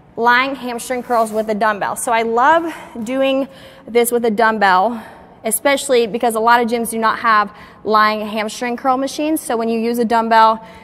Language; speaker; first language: English; native; English